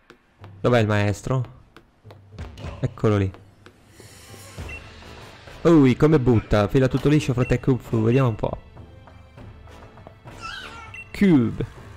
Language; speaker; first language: Italian; native; Italian